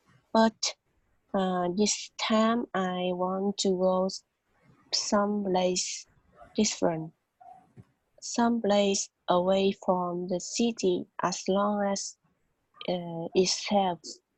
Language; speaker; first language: English; non-native, learner; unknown